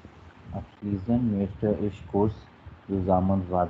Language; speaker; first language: German; non-native, learner; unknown